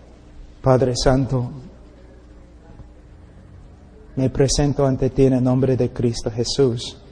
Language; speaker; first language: Spanish; non-native, fluent; English